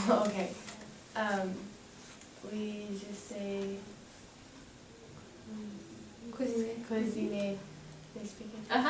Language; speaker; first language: French; non-native, learner; English